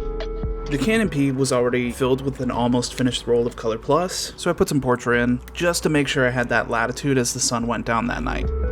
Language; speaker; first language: English; native; English